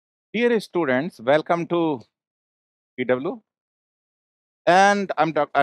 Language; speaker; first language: English; non-native, local second language; Hindi